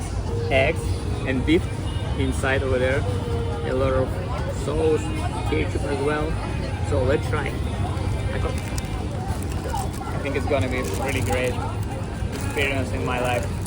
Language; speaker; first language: English; non-native, fluent; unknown